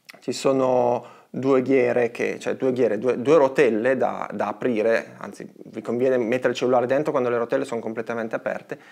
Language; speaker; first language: Italian; native; Italian